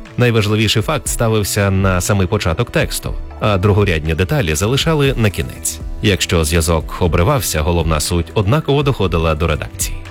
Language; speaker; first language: Ukrainian; native; Ukrainian